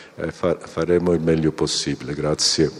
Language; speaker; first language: Italian; non-native, fluent; Korean